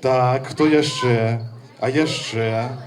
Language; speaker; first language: Belarusian; non-native, local second language; Russian